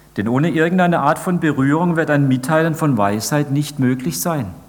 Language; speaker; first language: German; native; German